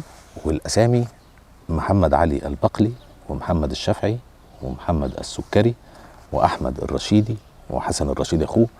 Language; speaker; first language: Arabic; native; Arabic